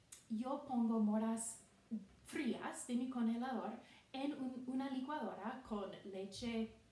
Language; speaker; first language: Spanish; non-native, fluent; English